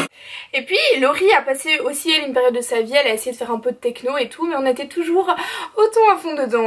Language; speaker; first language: French; native; French